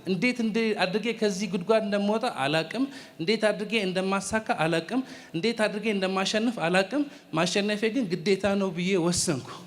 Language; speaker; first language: Amharic; non-native, fluent; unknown